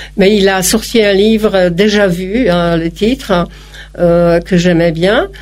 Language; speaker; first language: French; non-native, fluent; Polish